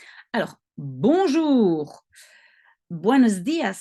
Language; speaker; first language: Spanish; non-native, learner; French